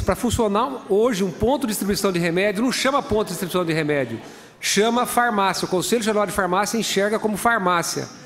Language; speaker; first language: Portuguese; native; Portuguese